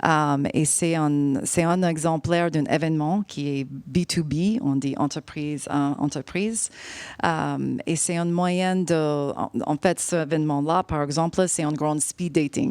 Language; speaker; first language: French; non-native, fluent; English